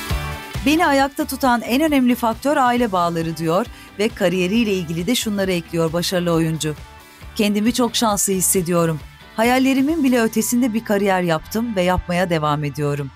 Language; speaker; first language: Turkish; native; Turkish